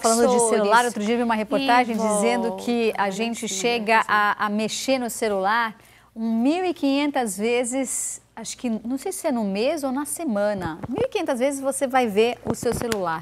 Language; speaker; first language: Portuguese; native; Portuguese